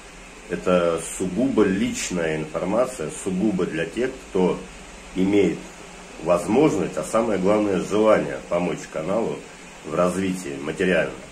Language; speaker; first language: Russian; native; Russian